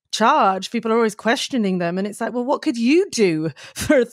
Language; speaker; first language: English; native; English